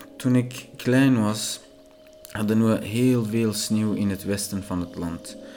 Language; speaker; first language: Dutch; non-native, fluent; Persian